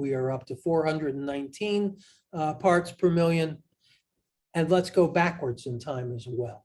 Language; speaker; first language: English; native; English